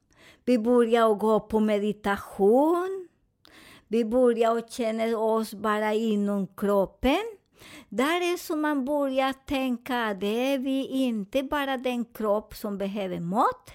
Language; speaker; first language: Swedish; non-native, fluent; Spanish